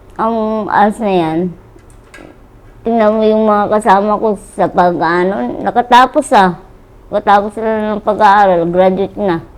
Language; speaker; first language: Filipino; native; Filipino